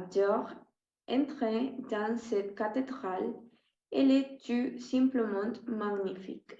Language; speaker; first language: French; non-native, learner; Spanish